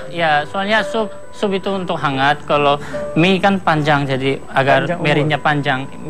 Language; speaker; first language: Indonesian; non-native, fluent; Korean